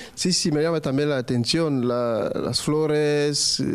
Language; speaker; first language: Spanish; non-native, learner; French